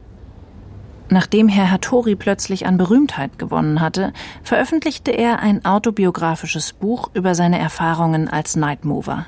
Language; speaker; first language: German; native; German